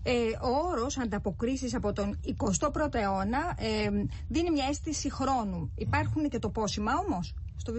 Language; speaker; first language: Greek; native; Greek